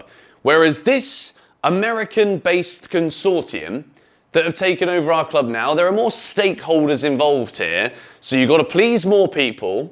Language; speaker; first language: English; native; English